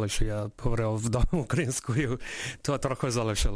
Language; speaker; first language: Ukrainian; early bilingual, heritage; Ukrainian